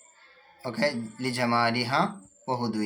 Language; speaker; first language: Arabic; non-native, learner; Malayalam